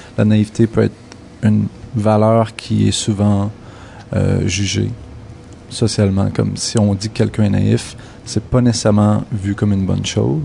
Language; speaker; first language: French; native; French